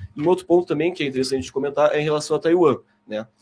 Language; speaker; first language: Portuguese; native; Portuguese